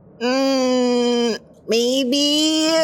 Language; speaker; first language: English; native; English